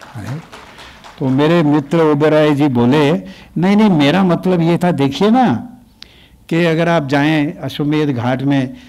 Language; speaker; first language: Hindi; native; Hindi